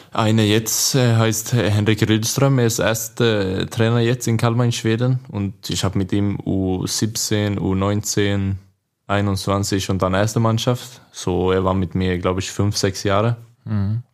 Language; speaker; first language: German; non-native, learner; Swedish